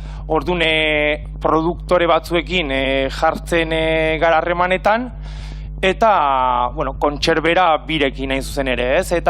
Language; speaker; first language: Basque; native; Basque